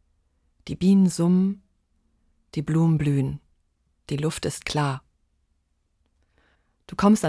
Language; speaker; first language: German; native; German